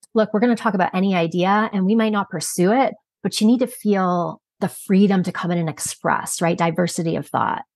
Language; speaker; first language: English; native; English